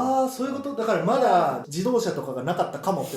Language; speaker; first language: Japanese; native; Japanese